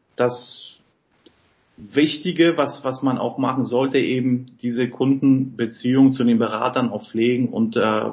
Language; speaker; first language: German; early bilingual, other home language; Polish